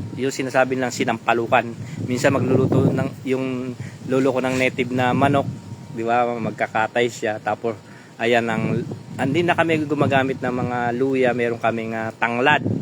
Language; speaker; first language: Filipino; non-native, local second language; Pampanga